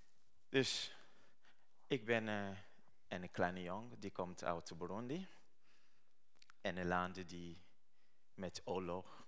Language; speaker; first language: Dutch; non-native, learner; Rundi